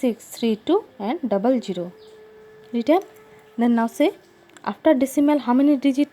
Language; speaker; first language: English; non-native, local second language; Assamese